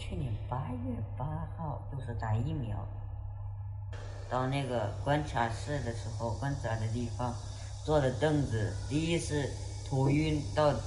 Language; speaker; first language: Chinese; non-native, local second language; Uyghur